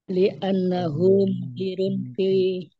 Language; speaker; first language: Arabic; non-native, learner; Indonesian